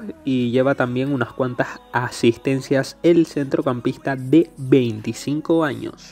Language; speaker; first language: Spanish; native; Spanish